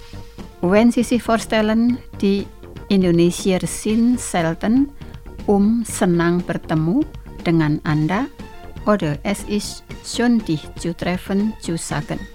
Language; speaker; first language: German; non-native, fluent; Indonesian